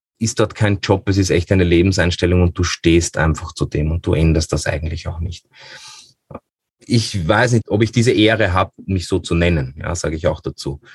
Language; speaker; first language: German; native; German